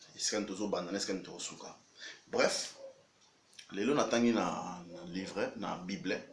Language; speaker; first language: French; non-native, local second language; Lingala